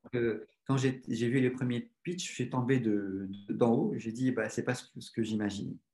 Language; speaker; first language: French; non-native, local second language; Arabic